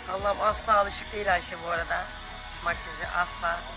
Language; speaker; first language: Turkish; native; Turkish